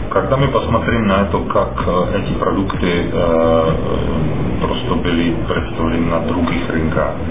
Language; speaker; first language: Russian; non-native, fluent; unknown